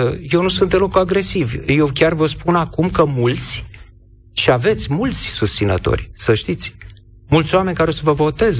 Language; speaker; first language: Romanian; native; Romanian